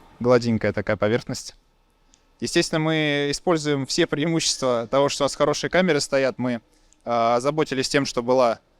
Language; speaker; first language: Russian; native; Russian